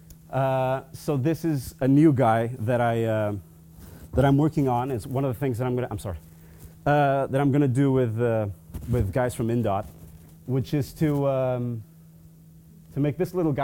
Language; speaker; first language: English; non-native, fluent; Portuguese